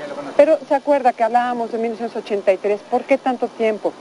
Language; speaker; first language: Spanish; native; Spanish